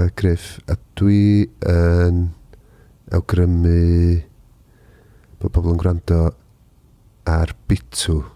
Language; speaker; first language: Welsh; native; Welsh